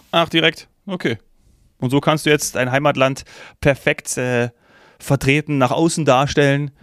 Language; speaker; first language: German; native; German